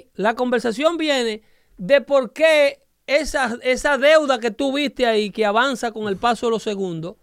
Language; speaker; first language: Spanish; native; Spanish